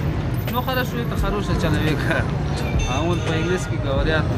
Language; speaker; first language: Russian; non-native, learner; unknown